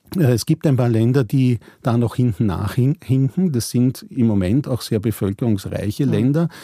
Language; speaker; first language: German; native; German